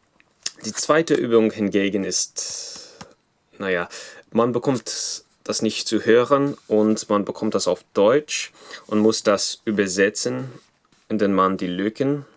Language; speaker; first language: German; non-native, fluent; English